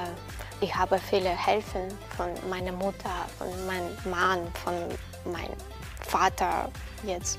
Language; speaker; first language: German; non-native, learner; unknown